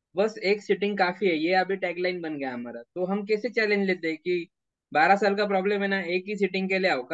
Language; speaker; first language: Hindi; non-native, local second language; Marathi